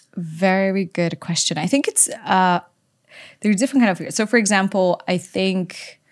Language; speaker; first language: English; non-native, fluent; Polish